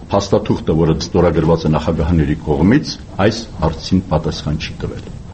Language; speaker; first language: Armenian; native; Armenian